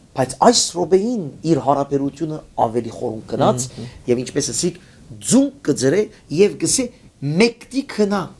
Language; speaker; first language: Armenian; native; Armenian